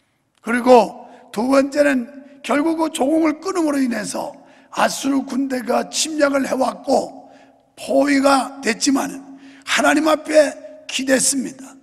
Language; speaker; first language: Korean; native; Korean